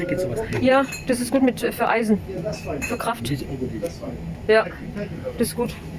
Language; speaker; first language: German; early bilingual, other home language; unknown